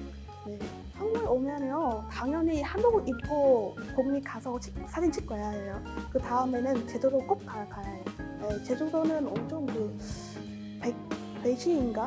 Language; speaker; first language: Korean; non-native, fluent; Vietnamese